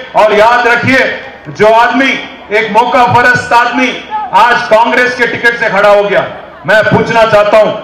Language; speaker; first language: Hindi; non-native, local second language; Telugu